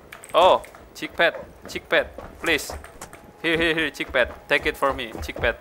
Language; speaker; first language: English; non-native, learner; Indonesian